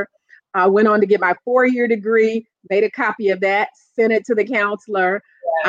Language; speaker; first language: English; native; English